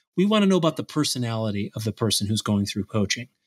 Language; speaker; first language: English; native; English